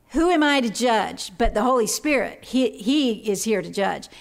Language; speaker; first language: English; native; English